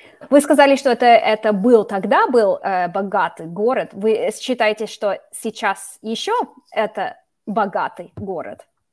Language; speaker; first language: Russian; non-native, fluent; English